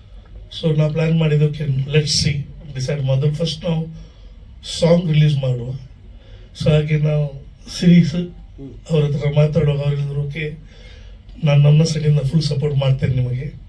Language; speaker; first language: Kannada; non-native, local second language; Konkani